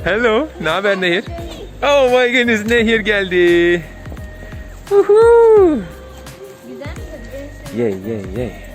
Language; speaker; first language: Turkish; non-native, learner; English